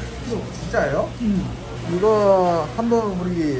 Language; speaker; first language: Korean; non-native, local second language; Chinese